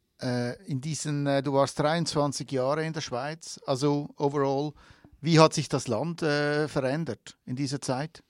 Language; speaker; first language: German; native; German